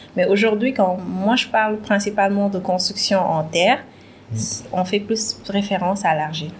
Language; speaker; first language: French; non-native, local second language; Wolof